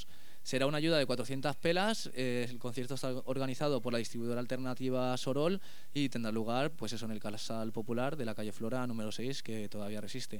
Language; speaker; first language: Spanish; native; Spanish